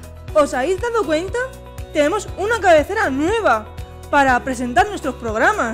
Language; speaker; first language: Spanish; native; Spanish